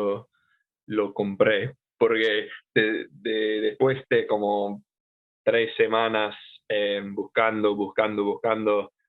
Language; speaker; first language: Spanish; non-native, fluent; English